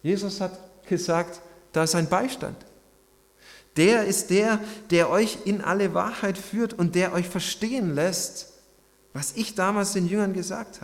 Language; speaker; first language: German; native; German